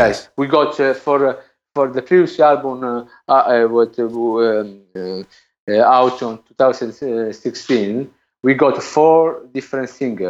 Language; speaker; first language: English; non-native, learner; Italian